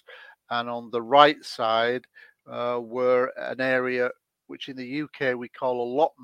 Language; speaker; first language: English; native; English